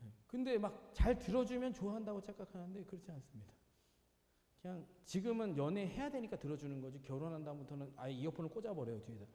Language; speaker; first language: Korean; native; Korean